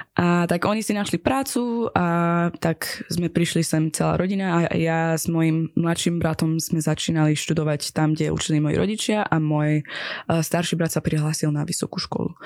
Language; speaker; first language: Slovak; non-native, fluent; Persian